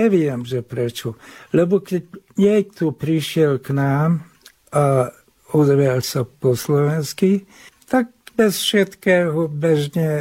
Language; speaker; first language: Slovak; early bilingual, heritage; Hungarian